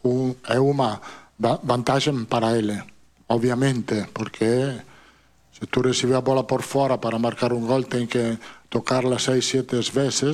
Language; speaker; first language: Portuguese; non-native, fluent; Italian